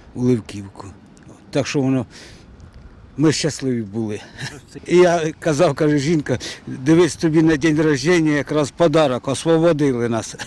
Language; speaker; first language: Ukrainian; non-native, local second language; Russian